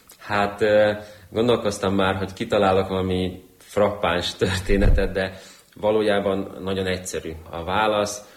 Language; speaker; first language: Hungarian; early bilingual, other home language; Ukrainian